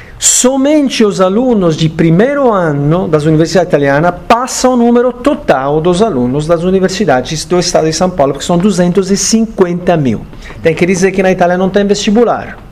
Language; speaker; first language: Portuguese; non-native, fluent; Italian